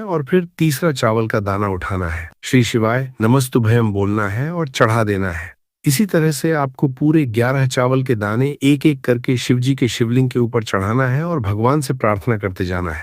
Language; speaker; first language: Hindi; native; Hindi